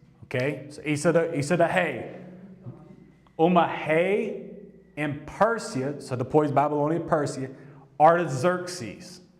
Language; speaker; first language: Portuguese; non-native, learner; English